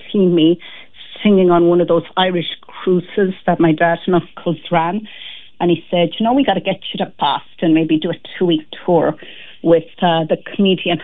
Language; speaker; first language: English; native; English